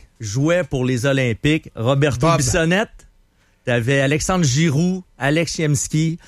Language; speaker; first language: French; native; French